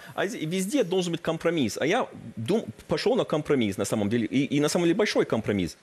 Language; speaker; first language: Russian; early bilingual, heritage; Russian